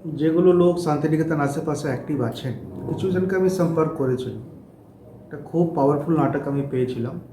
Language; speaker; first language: Bangla; non-native, learner; Hindi